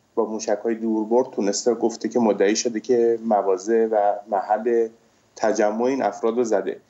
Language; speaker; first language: Persian; native; Persian